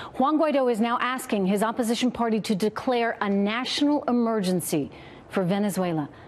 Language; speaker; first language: English; native; English